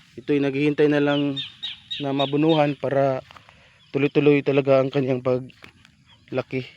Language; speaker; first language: Filipino; non-native, local second language; Cebuano